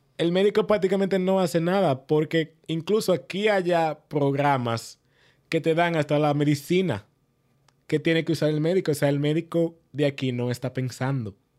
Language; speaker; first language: Spanish; native; Spanish